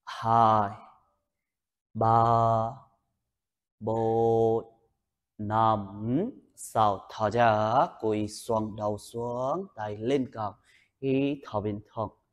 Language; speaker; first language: Vietnamese; non-native, learner; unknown